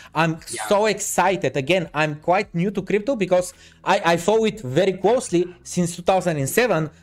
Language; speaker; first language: English; non-native, fluent; Bulgarian